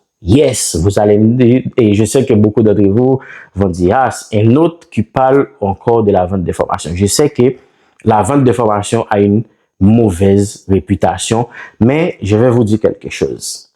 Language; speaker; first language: French; non-native, local second language; Haitian Creole